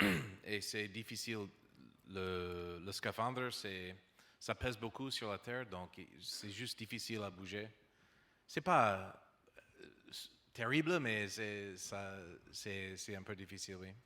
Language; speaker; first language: French; non-native, learner; English